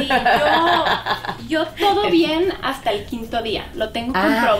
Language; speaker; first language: Spanish; native; Spanish